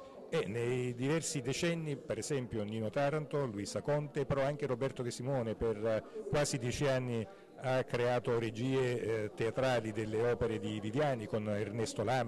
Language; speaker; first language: Italian; native; Italian